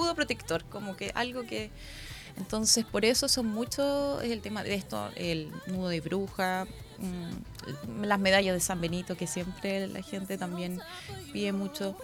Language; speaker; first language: Spanish; native; Spanish